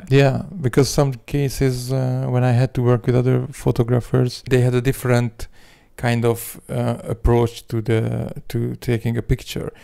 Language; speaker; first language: English; non-native, fluent; Hungarian